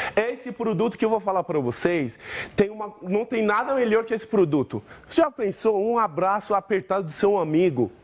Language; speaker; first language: Portuguese; non-native, fluent; Persian